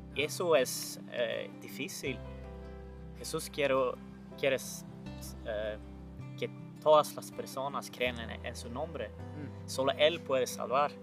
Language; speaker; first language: Spanish; non-native, fluent; Swedish